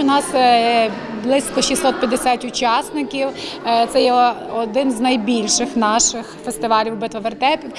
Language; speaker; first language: Ukrainian; native; Ukrainian